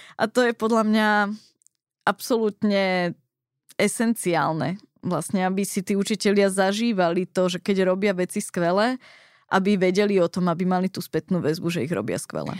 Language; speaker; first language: Slovak; early bilingual, heritage; Slovak